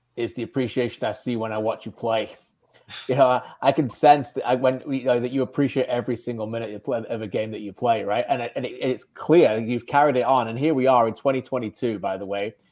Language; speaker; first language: English; native; English